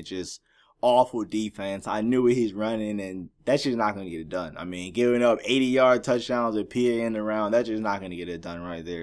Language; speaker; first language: English; native; English